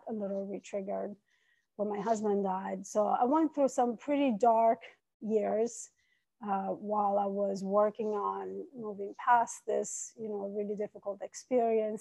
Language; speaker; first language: English; non-native, fluent; Italian